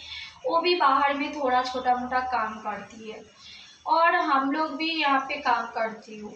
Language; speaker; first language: Hindi; non-native, local second language; Bangla